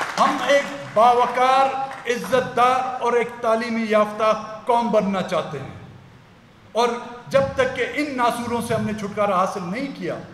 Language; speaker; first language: Urdu; non-native, local second language; Brahui